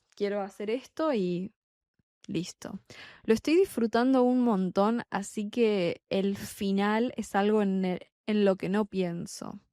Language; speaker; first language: Spanish; native; Spanish